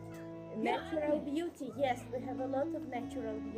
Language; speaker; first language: English; non-native, fluent; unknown